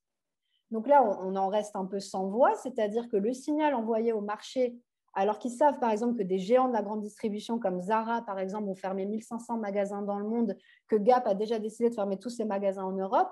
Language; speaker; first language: French; native; French